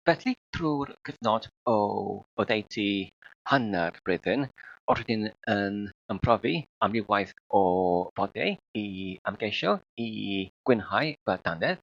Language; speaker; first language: Welsh; non-native, learner; Filipino